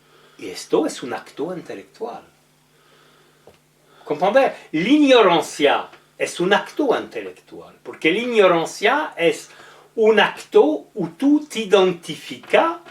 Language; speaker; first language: Spanish; non-native, learner; French